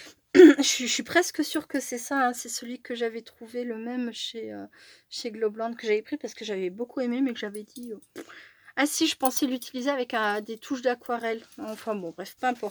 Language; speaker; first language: French; native; French